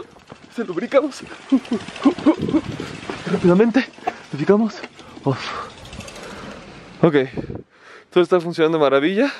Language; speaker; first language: Spanish; native; Spanish